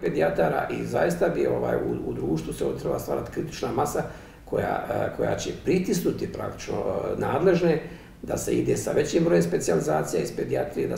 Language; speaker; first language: Bosnian; native; Bosnian